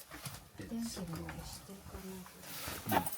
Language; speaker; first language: Japanese; native; Japanese